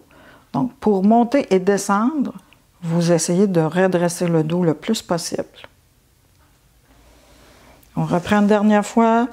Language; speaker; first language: French; native; French